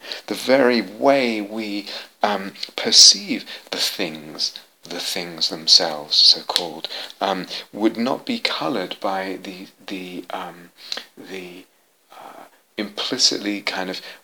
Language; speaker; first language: English; native; English